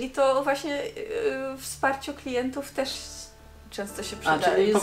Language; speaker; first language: Polish; non-native, fluent; Dutch